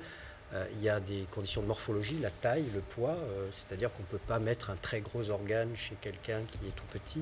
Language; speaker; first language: French; native; French